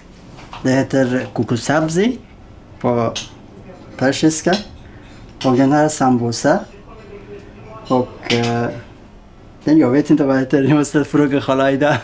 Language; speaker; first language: Swedish; non-native, learner; Persian